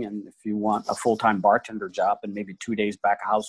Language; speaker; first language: English; native; English